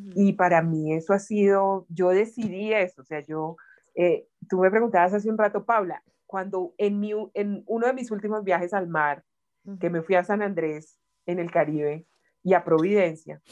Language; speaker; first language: Spanish; native; Spanish